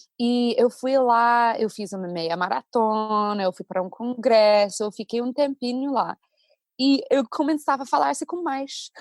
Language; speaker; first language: Portuguese; non-native, fluent; English